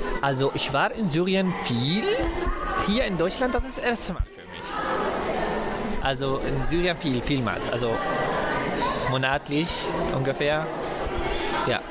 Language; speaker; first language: German; non-native, fluent; Arabic